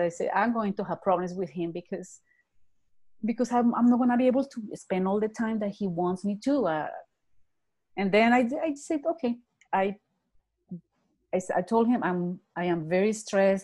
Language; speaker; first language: English; non-native, fluent; Spanish